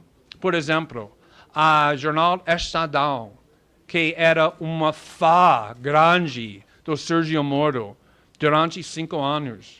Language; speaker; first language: Portuguese; non-native, fluent; English